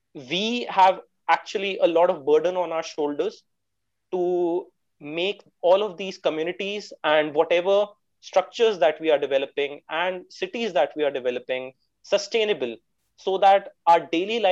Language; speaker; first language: English; non-native, local second language; Hindi